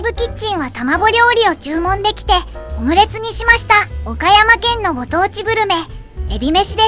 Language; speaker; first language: Japanese; native; Japanese